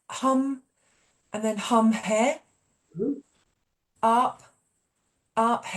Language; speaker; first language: Hindi; non-native, learner; English